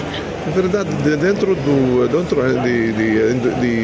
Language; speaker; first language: Portuguese; non-native, learner; Arabic